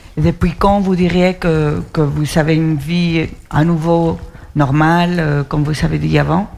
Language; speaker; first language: French; non-native, fluent; Spanish